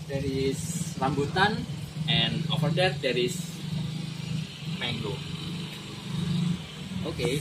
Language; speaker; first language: English; non-native, learner; Indonesian